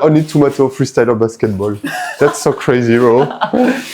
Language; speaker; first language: English; non-native, fluent; French